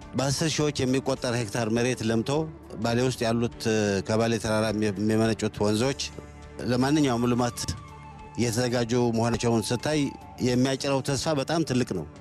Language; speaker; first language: Amharic; non-native, local second language; Tigrinya